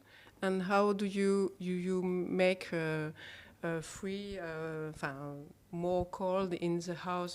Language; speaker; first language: English; non-native, learner; French